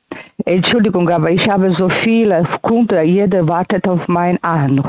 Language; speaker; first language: German; non-native, fluent; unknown